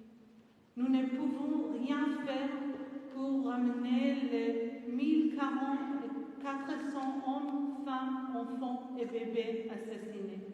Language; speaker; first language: French; non-native, fluent; Hebrew